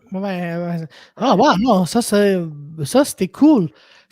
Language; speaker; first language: French; non-native, local second language; English